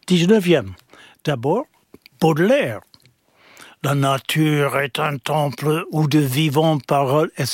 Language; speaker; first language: French; non-native, fluent; English